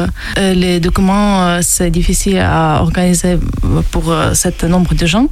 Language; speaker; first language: French; non-native, fluent; Ukrainian